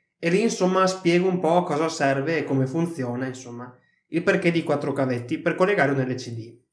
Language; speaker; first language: Italian; native; Italian